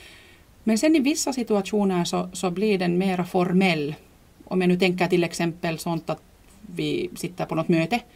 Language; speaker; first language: Swedish; non-native, local second language; Finnish